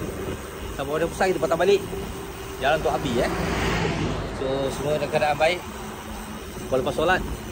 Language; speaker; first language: Malay; native; Malay